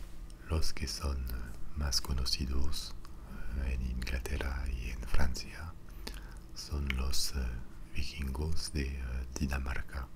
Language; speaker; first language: Spanish; non-native, fluent; French